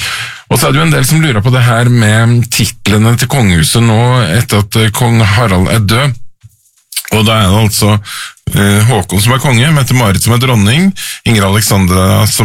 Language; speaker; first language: Norwegian; native; Norwegian